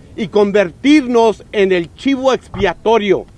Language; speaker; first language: Spanish; early bilingual, heritage; Spanish